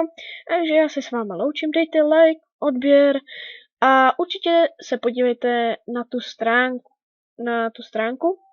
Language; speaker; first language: Czech; native; Czech